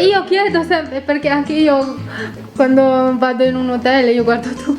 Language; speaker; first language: Italian; non-native, learner; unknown